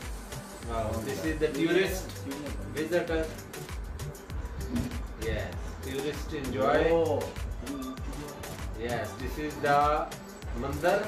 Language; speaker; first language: English; non-native, learner; Urdu